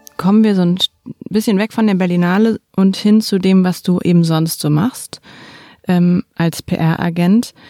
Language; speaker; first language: German; native; German